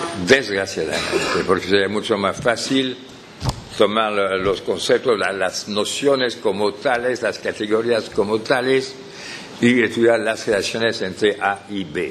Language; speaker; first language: Spanish; non-native, fluent; French